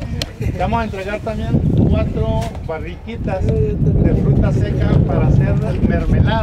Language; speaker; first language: Spanish; native; Spanish